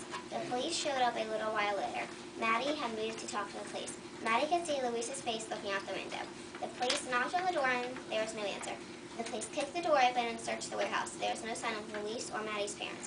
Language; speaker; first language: English; native; English